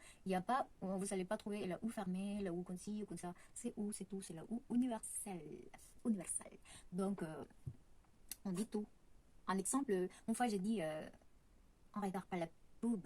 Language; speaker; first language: French; non-native, fluent; Spanish